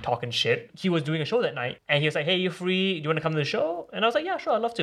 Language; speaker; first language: English; native; English